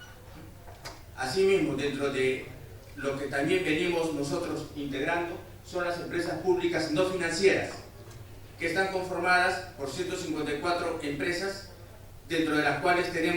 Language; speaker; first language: Spanish; native; Spanish